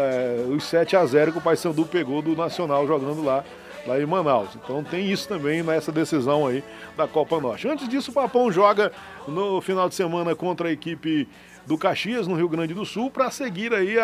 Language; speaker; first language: Portuguese; native; Portuguese